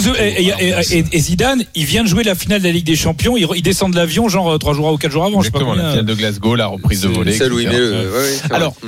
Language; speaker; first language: French; native; French